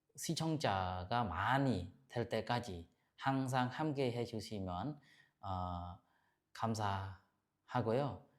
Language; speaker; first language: Korean; non-native, fluent; Khmer